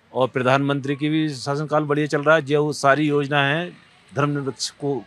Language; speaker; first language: Hindi; native; Hindi